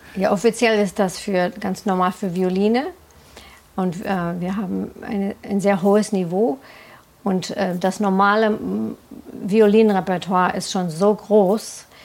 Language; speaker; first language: German; non-native, fluent; English